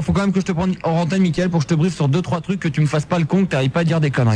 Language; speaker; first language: French; native; French